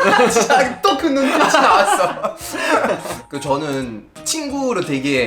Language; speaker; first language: Korean; non-native, fluent; French